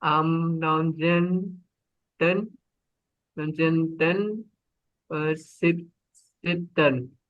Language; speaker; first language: German; non-native, learner; Indonesian